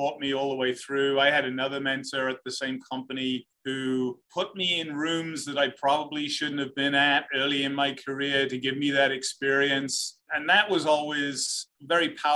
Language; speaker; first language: English; native; English